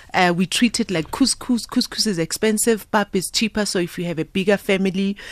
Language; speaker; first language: English; non-native, local second language; Southern Sotho